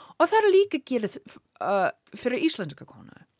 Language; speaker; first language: Icelandic; non-native, learner; English